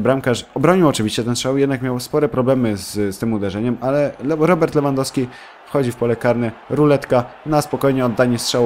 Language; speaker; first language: Polish; native; Polish